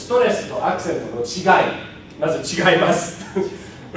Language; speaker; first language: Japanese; non-native, fluent; English